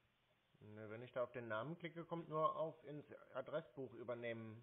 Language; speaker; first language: German; native; German